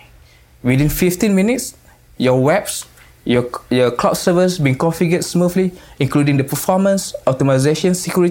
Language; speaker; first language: English; non-native, local second language; Malay